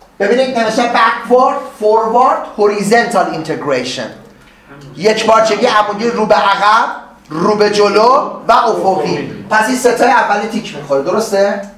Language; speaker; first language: Persian; native; Persian